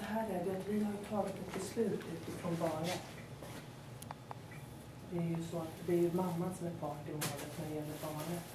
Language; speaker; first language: Swedish; native; Swedish